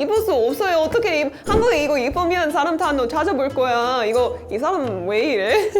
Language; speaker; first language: Korean; non-native, learner; English